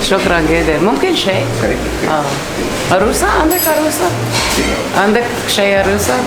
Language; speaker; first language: Arabic; non-native, learner; English